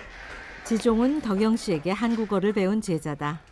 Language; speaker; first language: Korean; native; Korean